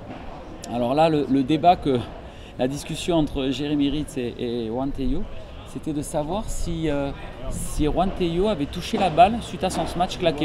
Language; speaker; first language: French; native; French